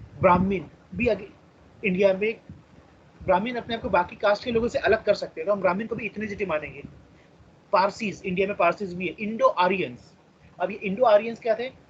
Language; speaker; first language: Hindi; non-native, local second language; Marathi